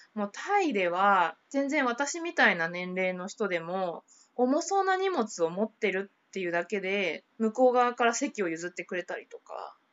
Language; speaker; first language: Japanese; native; Japanese